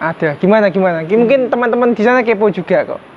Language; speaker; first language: Indonesian; native; Indonesian